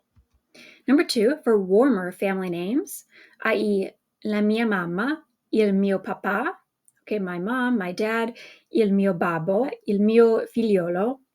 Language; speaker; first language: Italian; non-native, fluent; English